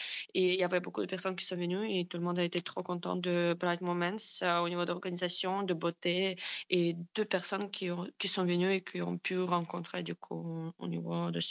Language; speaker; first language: French; non-native, fluent; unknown